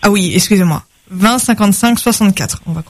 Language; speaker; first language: French; native; French